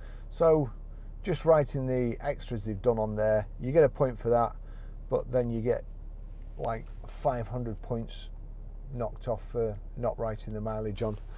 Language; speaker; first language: English; native; English